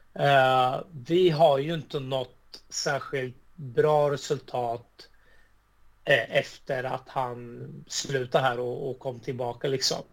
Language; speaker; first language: Swedish; early bilingual, other home language; Arabic